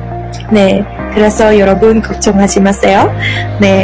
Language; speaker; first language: Korean; non-native, learner; French